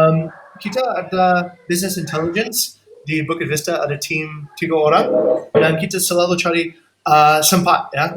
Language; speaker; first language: Indonesian; non-native, fluent; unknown